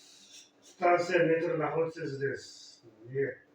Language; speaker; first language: Russian; non-native, learner; Uzbek